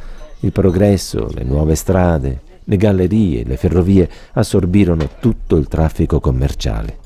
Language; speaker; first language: Italian; native; Italian